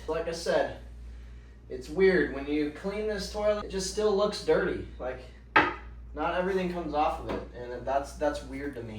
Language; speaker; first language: English; native; English